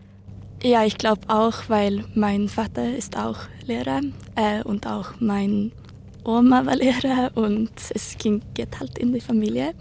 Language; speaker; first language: German; early bilingual, heritage; Swedish